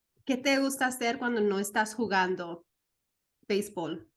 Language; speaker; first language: Spanish; early bilingual, heritage; Spanish